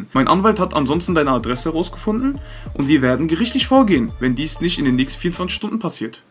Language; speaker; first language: German; early bilingual, other home language; Turkish